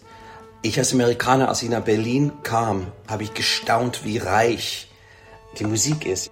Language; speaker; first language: German; non-native, fluent; English